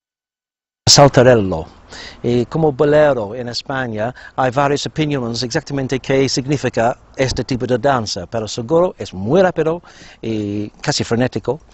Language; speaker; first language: Spanish; non-native, fluent; English